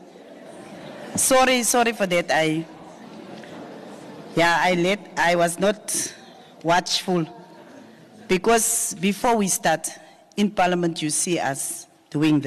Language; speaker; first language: English; non-native, local second language; Afrikaans